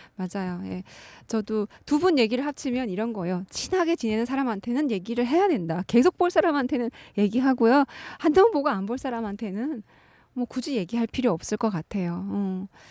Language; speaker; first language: Korean; native; Korean